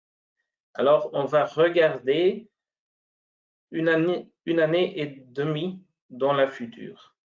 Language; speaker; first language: French; non-native, local second language; Dutch